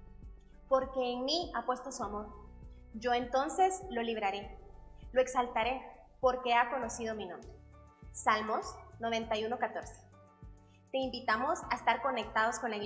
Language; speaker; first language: Spanish; native; Spanish